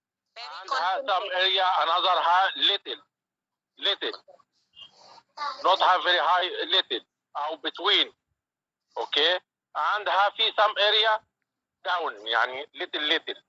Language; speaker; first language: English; non-native, learner; Arabic